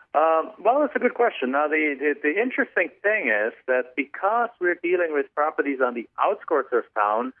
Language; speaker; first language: English; non-native, fluent; German